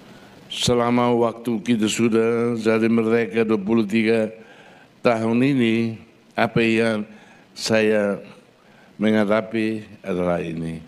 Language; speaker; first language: Indonesian; non-native, fluent; Portuguese